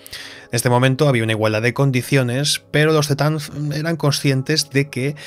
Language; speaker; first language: Spanish; native; Spanish